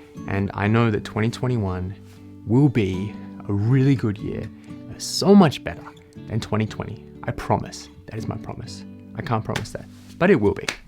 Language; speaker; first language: English; native; English